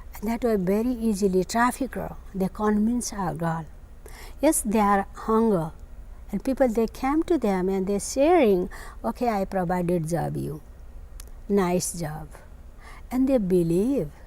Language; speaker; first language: English; non-native, learner; Nepali